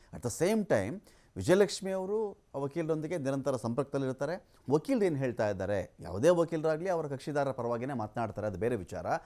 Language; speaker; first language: Kannada; native; Kannada